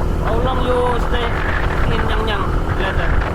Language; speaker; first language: English; non-native, learner; Indonesian